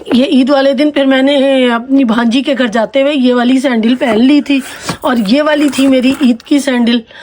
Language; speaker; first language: Urdu; native; Urdu